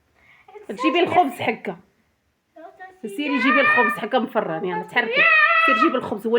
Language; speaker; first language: Arabic; native; Arabic